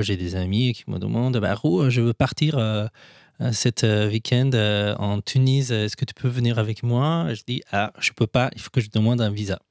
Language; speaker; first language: French; non-native, fluent; Persian